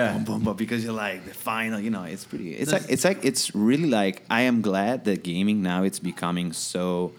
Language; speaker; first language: English; non-native, fluent; Italian